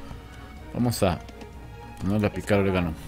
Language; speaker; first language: Spanish; native; Spanish